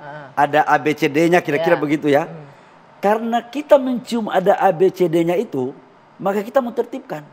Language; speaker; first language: Indonesian; native; Indonesian